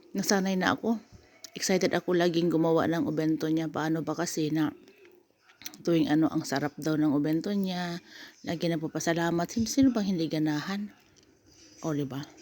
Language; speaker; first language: Filipino; native; Filipino